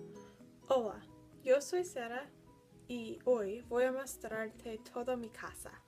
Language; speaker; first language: Spanish; non-native, learner; English